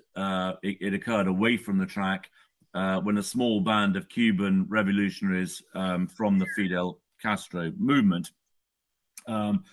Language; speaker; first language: English; native; English